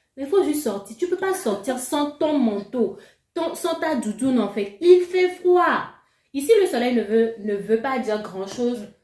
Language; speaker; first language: French; non-native, local second language; Ewe